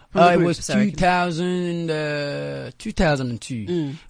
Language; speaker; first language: English; non-native, local second language; Yoruba